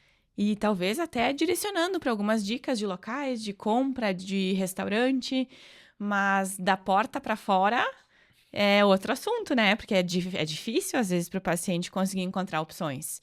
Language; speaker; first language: Portuguese; native; Portuguese